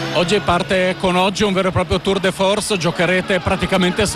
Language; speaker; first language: Italian; native; Italian